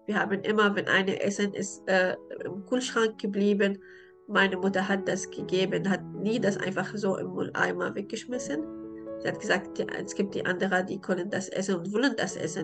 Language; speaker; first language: German; non-native, learner; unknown